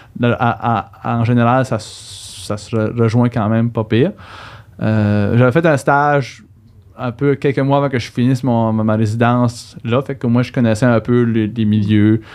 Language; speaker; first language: French; native; French